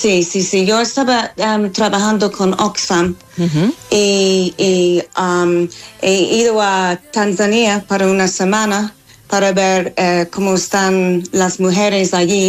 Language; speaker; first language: Spanish; non-native, fluent; English